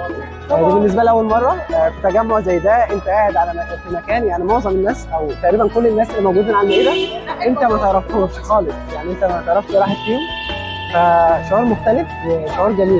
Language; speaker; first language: Arabic; native; Arabic